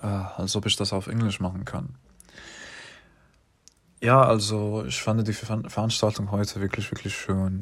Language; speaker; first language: German; non-native, learner; English